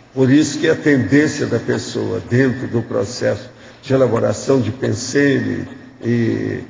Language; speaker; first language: Portuguese; native; Portuguese